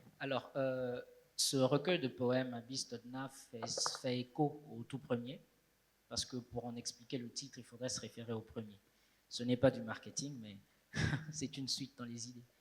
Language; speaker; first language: French; native; French